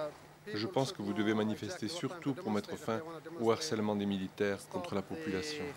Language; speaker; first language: French; native; French